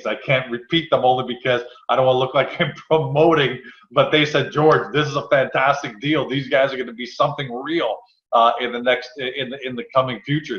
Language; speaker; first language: English; native; English